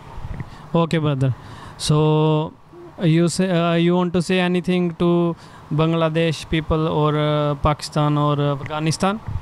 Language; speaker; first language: English; non-native, learner; Bangla